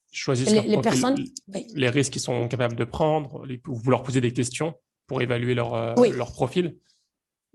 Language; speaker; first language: French; native; French